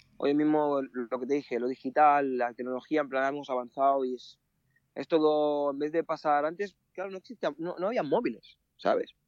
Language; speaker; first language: Spanish; early bilingual, other home language; Mandingo